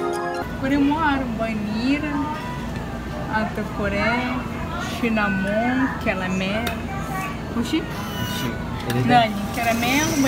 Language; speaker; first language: Japanese; non-native, learner; Portuguese